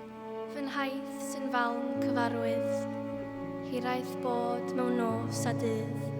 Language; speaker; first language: Welsh; native; Welsh